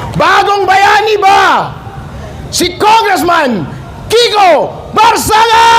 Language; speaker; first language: Filipino; non-native, local second language; Iloko